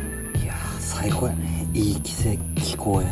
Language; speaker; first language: Japanese; native; Japanese